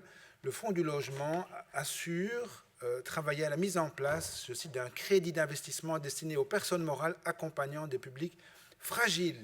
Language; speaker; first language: French; native; French